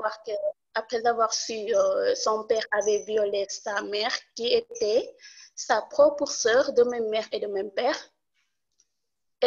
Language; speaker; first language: French; non-native, local second language; Wolof